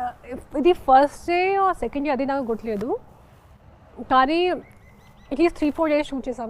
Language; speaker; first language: Telugu; non-native, fluent; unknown